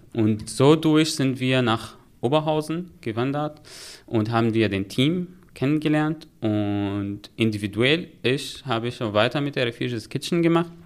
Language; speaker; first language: German; non-native, fluent; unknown